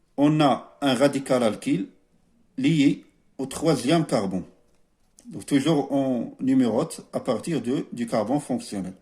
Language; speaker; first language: French; non-native, local second language; Arabic